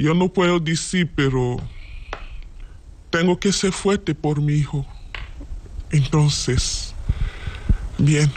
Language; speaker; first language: Spanish; non-native, learner; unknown